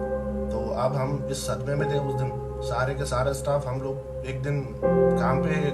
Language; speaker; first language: Hindi; native; Hindi